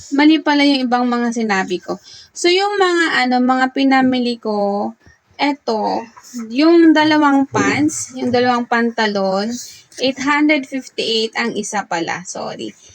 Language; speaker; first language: Filipino; native; Filipino